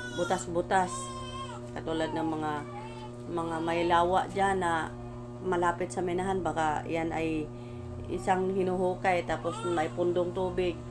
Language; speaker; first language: Filipino; non-native, local second language; Cebuano